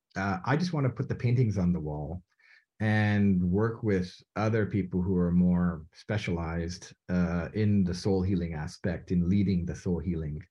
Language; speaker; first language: English; native; English